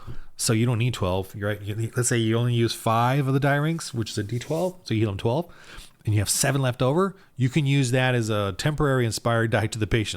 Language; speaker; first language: English; native; English